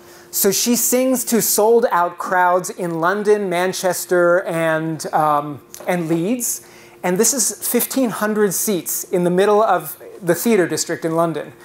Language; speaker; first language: English; native; English